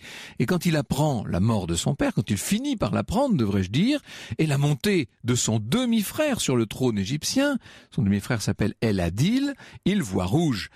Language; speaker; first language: French; native; French